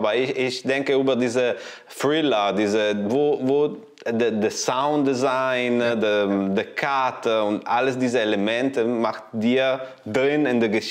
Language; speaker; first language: German; non-native, learner; Italian